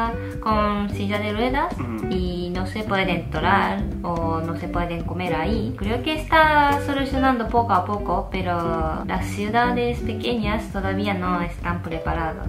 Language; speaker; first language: Spanish; non-native, fluent; Japanese